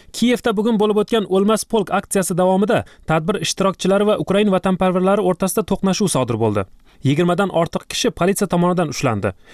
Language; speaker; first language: Uzbek; native; Uzbek